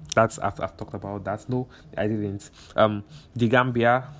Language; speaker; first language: English; non-native, local second language; Igbo